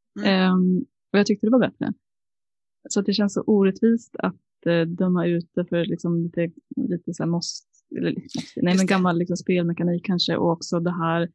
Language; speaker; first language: Swedish; native; Swedish